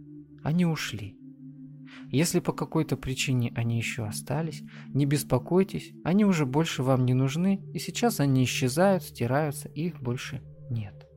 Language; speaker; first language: Russian; native; Russian